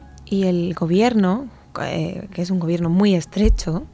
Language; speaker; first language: Spanish; native; Spanish